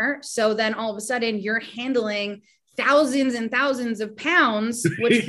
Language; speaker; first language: English; native; English